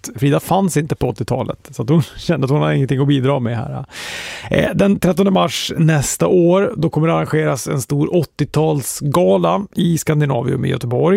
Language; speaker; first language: Swedish; native; Swedish